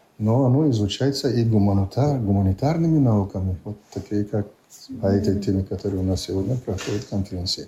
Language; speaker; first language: Russian; non-native, local second language; Tajik